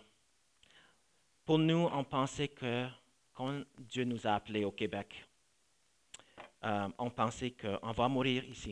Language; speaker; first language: French; non-native, fluent; English